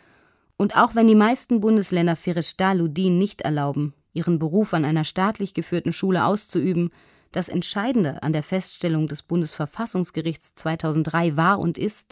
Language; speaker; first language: German; native; German